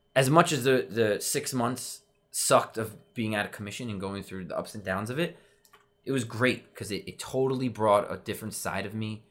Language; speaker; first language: English; native; English